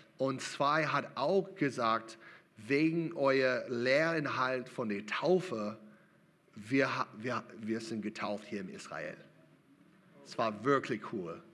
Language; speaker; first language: German; non-native, learner; English